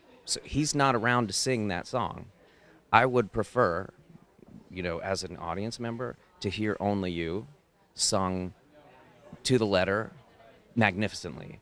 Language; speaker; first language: English; native; English